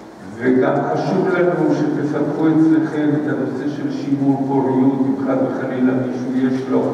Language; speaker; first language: Hebrew; early bilingual, other home language; Spanish